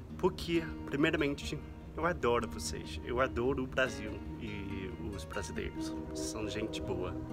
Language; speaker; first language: Portuguese; non-native, fluent; English